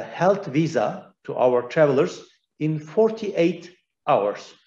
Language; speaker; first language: English; non-native, fluent; Turkish